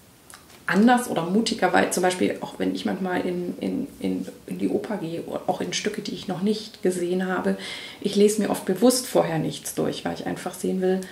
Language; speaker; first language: German; native; German